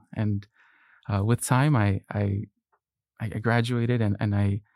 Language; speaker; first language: English; early bilingual, other home language; Spanish